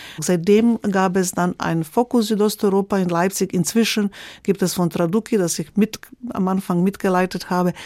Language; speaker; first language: German; non-native, fluent; Croatian